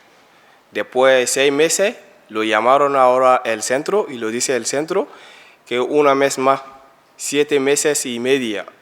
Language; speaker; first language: Spanish; non-native, learner; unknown